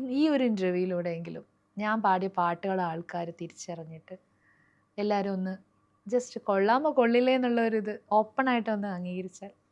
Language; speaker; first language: Malayalam; non-native, local second language; Hindi